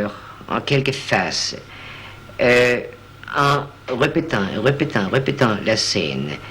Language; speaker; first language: French; non-native, learner; Danish